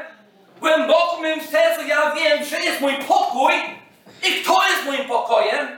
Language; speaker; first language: Polish; non-native, fluent; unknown